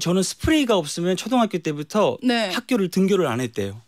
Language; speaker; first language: Korean; native; Korean